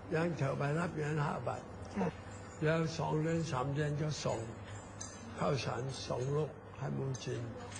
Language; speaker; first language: Thai; non-native, learner; Chinese